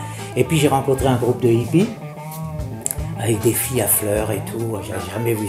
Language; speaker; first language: French; native; French